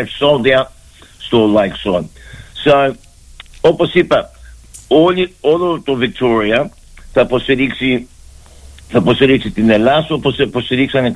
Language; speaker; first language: Greek; early bilingual, heritage; Greek